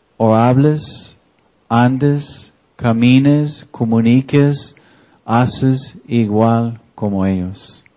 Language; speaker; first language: Spanish; non-native, fluent; English